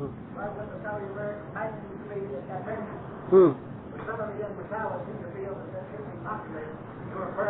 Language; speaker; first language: English; native; English